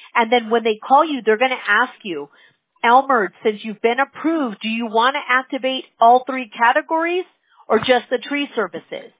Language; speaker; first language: English; early bilingual, other home language; Spanish